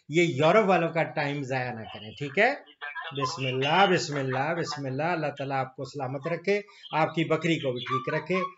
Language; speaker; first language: Urdu; native; Urdu